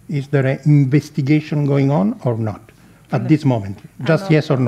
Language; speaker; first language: English; non-native, fluent; Italian